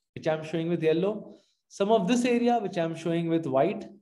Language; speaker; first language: English; non-native, local second language; Hindi